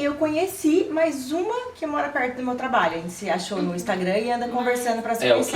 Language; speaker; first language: Portuguese; native; Portuguese